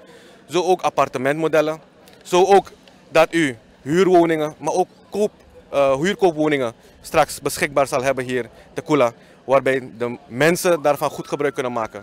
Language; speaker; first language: Dutch; native; Dutch